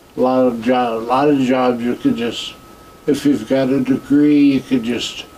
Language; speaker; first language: English; native; English